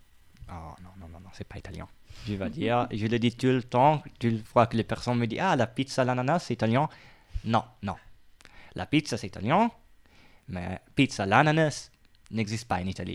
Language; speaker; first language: French; non-native, fluent; Italian